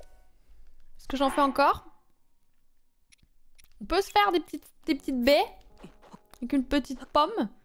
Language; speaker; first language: French; native; French